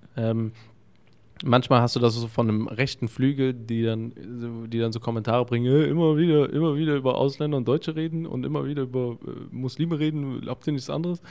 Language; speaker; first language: German; early bilingual, other home language; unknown